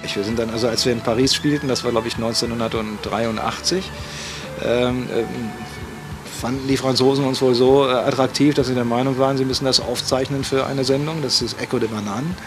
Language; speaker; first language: German; native; German